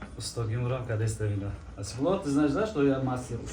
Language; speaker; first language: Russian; non-native, learner; Tajik